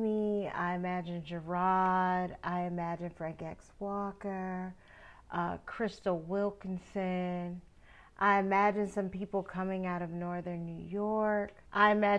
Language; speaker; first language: English; native; English